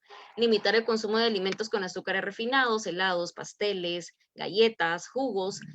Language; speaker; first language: Spanish; native; Spanish